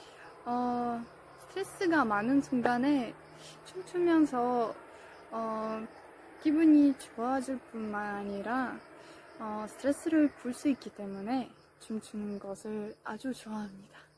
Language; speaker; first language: Korean; non-native, fluent; Russian